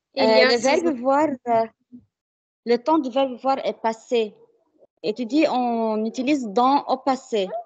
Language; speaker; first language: French; non-native, learner; Arabic